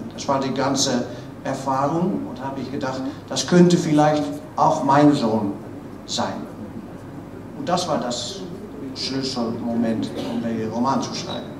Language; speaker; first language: German; non-native, fluent; Dutch